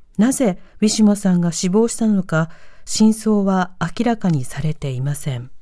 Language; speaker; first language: Japanese; native; Japanese